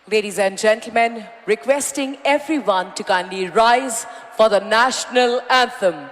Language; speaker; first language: English; non-native, local second language; Hindi